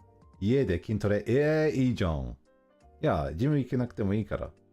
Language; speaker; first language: Japanese; non-native, learner; English